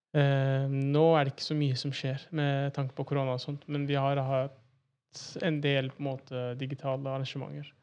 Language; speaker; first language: Norwegian; early bilingual, other home language; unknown